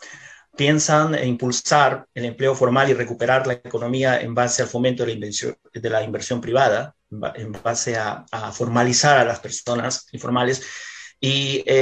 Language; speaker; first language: Spanish; native; Spanish